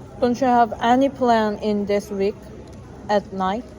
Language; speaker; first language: English; non-native, learner; Korean